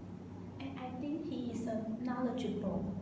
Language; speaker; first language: English; non-native, learner; Chinese